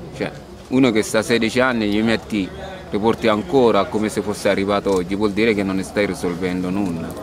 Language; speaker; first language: Italian; non-native, fluent; Arabic